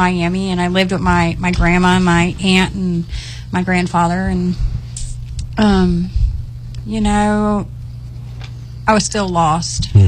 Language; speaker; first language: English; native; English